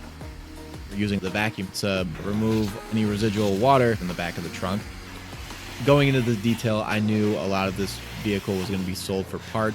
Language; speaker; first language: English; native; English